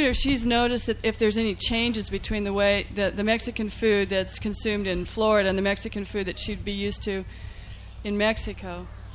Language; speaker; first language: English; native; English